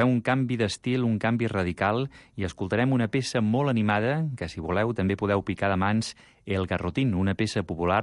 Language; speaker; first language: Catalan; native; Catalan